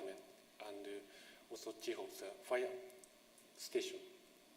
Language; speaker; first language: English; non-native, learner; Japanese